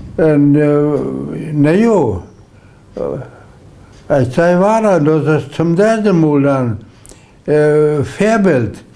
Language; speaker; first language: German; non-native, local second language; Low German